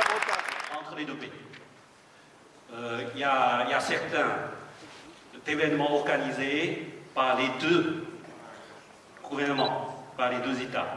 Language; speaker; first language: French; non-native, fluent; Chinese